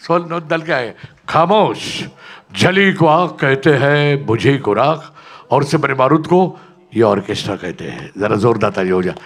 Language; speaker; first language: Hindi; non-native, local second language; Marathi